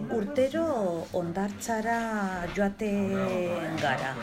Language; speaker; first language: Basque; non-native, learner; Spanish